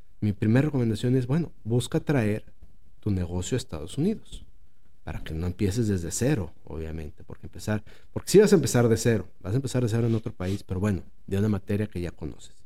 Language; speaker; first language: Spanish; native; Spanish